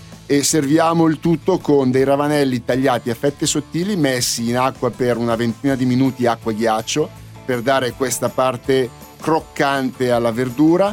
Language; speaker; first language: Italian; native; Italian